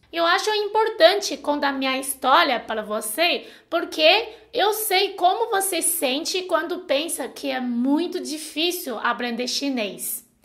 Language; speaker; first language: Portuguese; non-native, fluent; Chinese